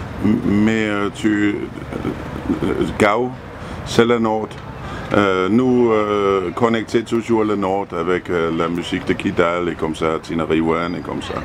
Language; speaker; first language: French; non-native, learner; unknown